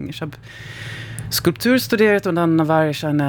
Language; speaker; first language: German; non-native, learner; Swedish